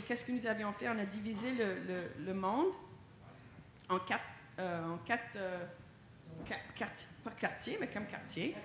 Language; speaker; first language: French; non-native, fluent; English